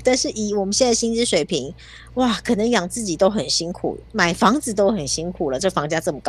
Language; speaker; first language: Chinese; native; Chinese